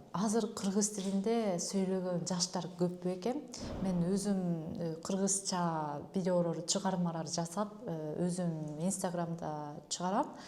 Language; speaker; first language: Kyrgyz; non-native, fluent; Japanese